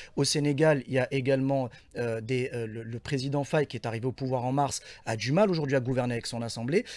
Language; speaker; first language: French; non-native, local second language; Arabic